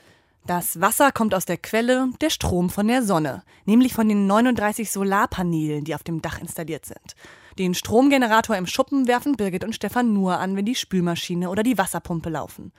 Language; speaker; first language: German; native; German